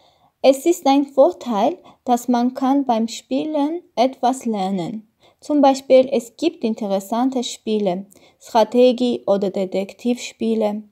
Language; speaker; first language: German; non-native, learner; Armenian